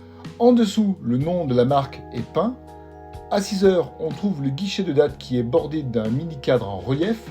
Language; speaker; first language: French; native; French